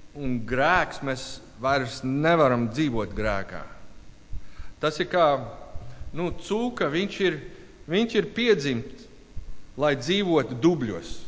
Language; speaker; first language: Latvian; non-native, learner; English